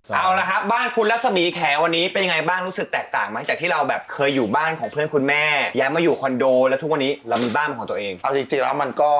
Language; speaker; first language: Thai; early bilingual, heritage; Swedish